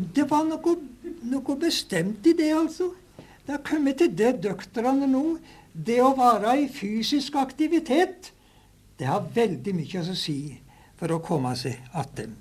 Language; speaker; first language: Norwegian; native; Norwegian